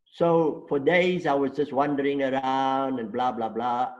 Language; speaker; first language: English; non-native, local second language; Afrikaans